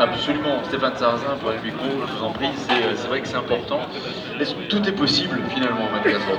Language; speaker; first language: French; native; French